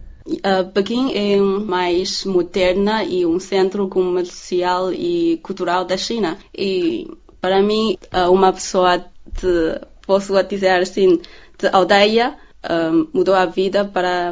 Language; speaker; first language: Portuguese; non-native, learner; Chinese